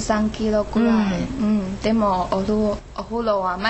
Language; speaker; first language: Japanese; non-native, learner; Chinese